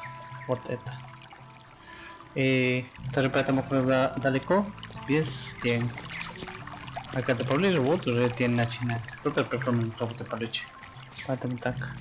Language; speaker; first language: Russian; non-native, learner; Spanish